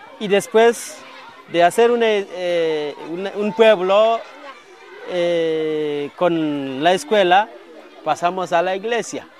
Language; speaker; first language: Spanish; non-native, fluent; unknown